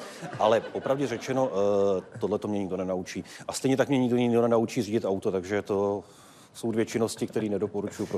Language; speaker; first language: Czech; native; Czech